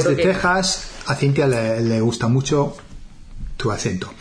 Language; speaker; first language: Spanish; non-native, fluent; English